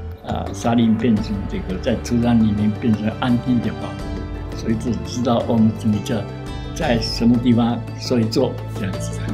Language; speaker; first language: Chinese; non-native, local second language; Min Nan Chinese